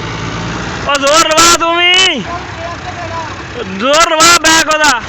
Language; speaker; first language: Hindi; non-native, local second language; Punjabi